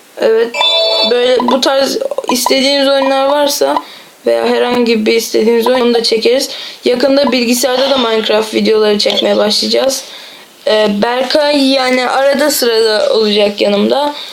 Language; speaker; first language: Turkish; native; Turkish